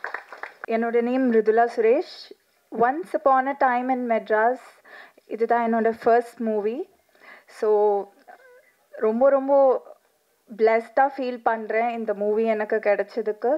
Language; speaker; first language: Tamil; non-native, fluent; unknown